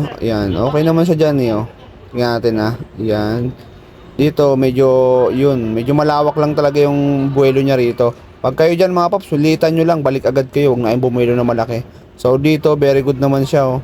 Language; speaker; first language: Filipino; native; Filipino